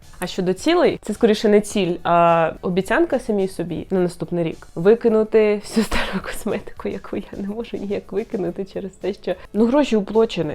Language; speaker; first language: Ukrainian; non-native, local second language; Russian